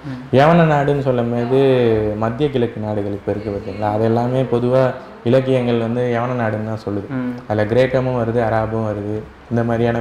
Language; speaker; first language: Tamil; native; Tamil